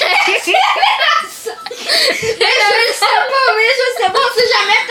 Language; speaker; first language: French; native; French